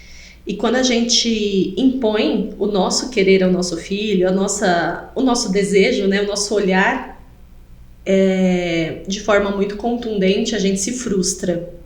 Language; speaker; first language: Portuguese; native; Portuguese